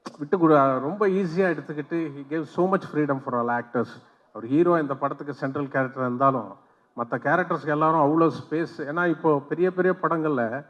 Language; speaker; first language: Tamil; non-native, local second language; Telugu